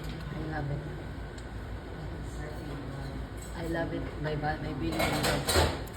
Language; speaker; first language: English; non-native, local second language; Cebuano